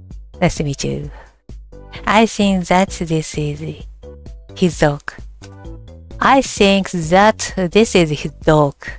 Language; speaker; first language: English; non-native, learner; Japanese